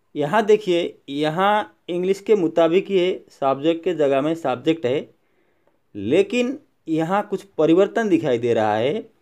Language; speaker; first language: Hindi; non-native, local second language; Assamese